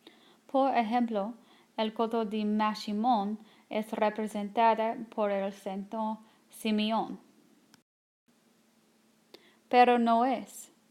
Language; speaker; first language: Spanish; non-native, learner; English